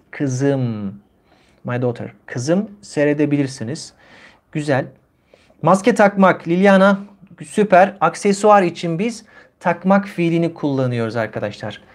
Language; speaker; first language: Turkish; native; Turkish